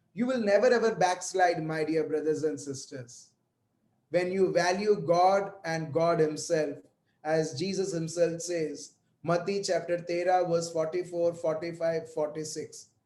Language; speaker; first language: English; non-native, local second language; Hindi